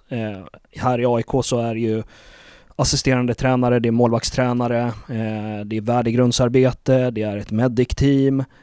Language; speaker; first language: Swedish; native; Swedish